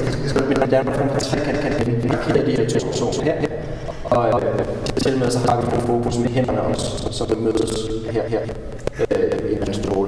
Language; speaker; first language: Danish; native; Danish